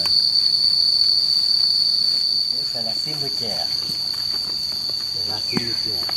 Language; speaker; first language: French; non-native, fluent; Lao